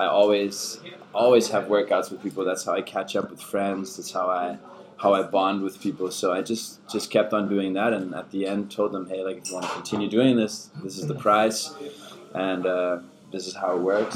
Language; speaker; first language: English; early bilingual, other home language; German